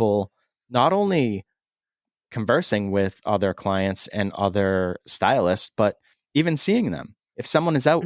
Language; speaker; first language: English; native; English